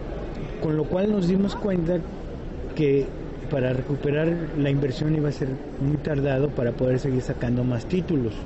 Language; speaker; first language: Spanish; native; Spanish